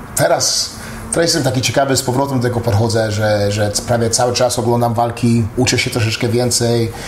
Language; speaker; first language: Polish; native; Polish